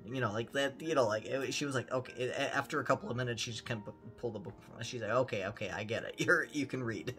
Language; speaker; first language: English; early bilingual, other home language; German